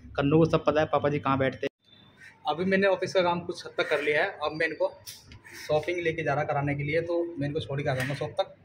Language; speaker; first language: Hindi; native; Hindi